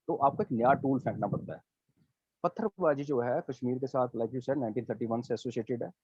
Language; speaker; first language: Hindi; non-native, local second language; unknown